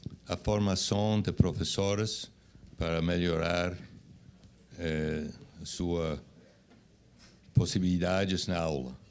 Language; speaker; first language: Portuguese; non-native, fluent; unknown